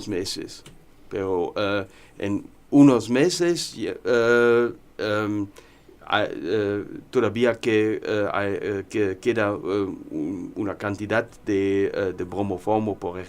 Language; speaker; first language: Spanish; non-native, learner; German